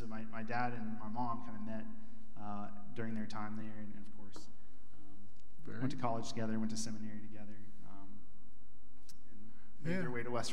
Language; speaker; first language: English; native; English